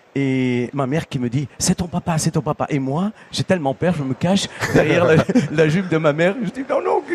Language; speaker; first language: French; early bilingual, other home language; Italian